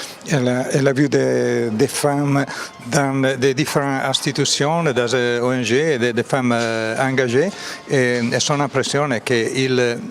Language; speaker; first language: French; non-native, fluent; Italian